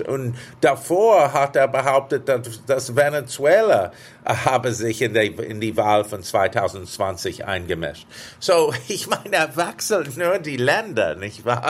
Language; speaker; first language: German; non-native, fluent; English